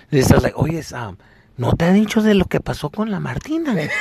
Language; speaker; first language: Spanish; early bilingual, other home language; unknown